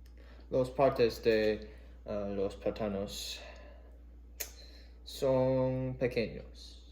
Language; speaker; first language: Spanish; non-native, learner; English